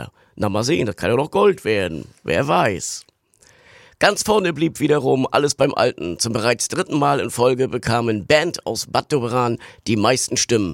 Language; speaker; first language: German; native; German